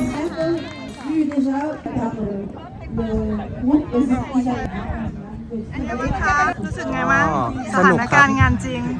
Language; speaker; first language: Thai; native; Thai